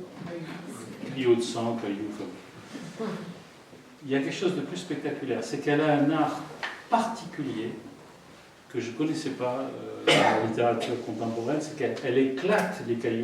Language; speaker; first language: French; native; French